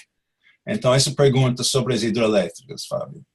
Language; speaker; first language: Portuguese; non-native, fluent; English